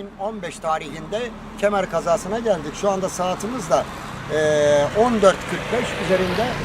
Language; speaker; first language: Turkish; native; Turkish